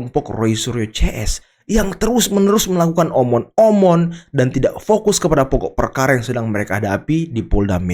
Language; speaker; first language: Indonesian; native; Indonesian